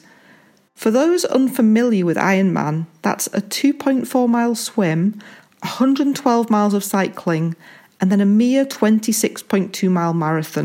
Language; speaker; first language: English; native; English